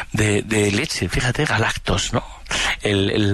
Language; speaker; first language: Spanish; native; Spanish